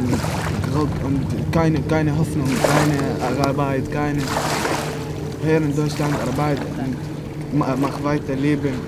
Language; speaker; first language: German; non-native, learner; Arabic